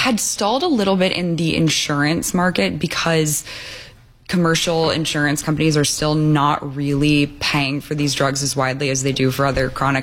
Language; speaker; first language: English; native; English